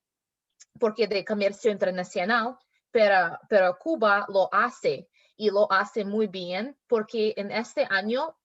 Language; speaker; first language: Spanish; non-native, learner; English